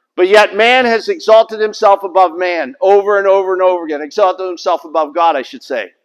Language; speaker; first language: English; native; English